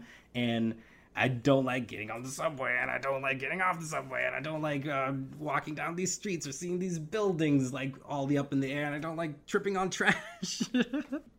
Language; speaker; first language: English; native; English